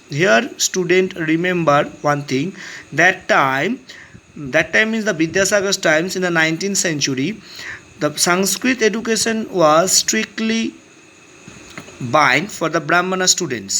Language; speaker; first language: English; non-native, local second language; Bangla